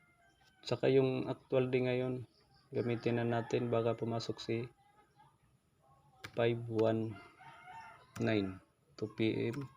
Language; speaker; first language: Filipino; non-native, local second language; Waray